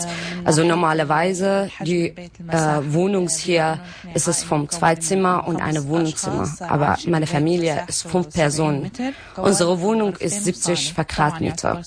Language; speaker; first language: German; non-native, learner; Arabic